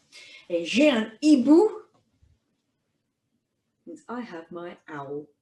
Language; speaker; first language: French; non-native, fluent; English